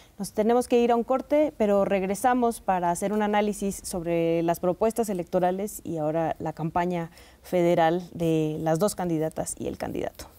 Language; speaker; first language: Spanish; native; Spanish